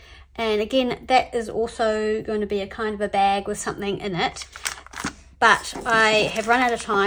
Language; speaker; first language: English; native; English